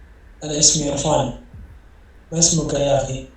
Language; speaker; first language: Arabic; non-native, learner; Bangla